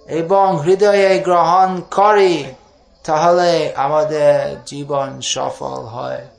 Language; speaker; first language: Bangla; non-native, fluent; English